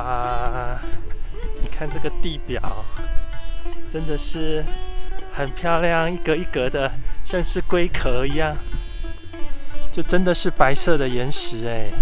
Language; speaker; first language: Chinese; native; Chinese